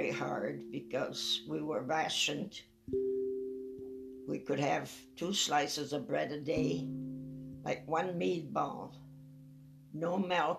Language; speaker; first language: English; non-native, fluent; French